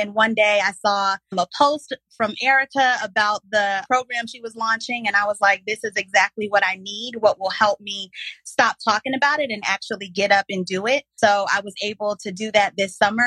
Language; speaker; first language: English; native; English